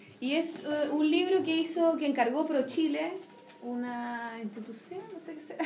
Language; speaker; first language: Spanish; native; Spanish